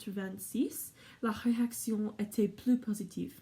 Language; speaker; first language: French; non-native, learner; English